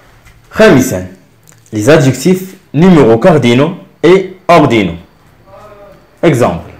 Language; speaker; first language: French; non-native, local second language; Arabic